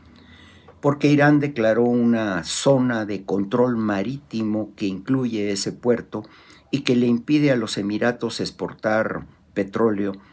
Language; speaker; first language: Spanish; native; Spanish